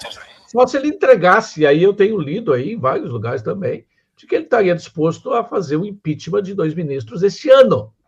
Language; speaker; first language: Portuguese; native; Portuguese